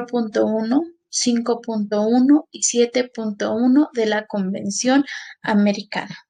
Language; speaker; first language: Spanish; native; Spanish